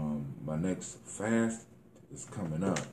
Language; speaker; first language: English; native; English